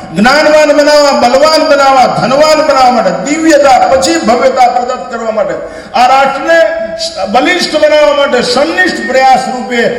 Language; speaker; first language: Gujarati; native; Gujarati